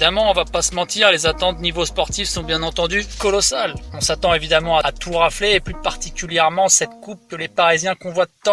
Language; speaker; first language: French; native; French